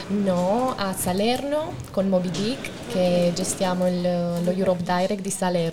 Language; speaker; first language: Italian; early bilingual, other home language; Romanian